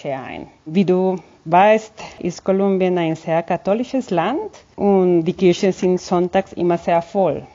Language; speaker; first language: German; non-native, fluent; Spanish